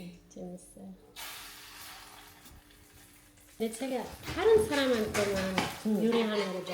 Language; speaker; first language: Korean; non-native, fluent; German